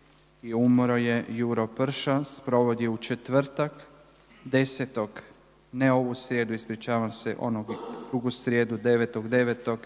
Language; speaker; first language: Croatian; native; Croatian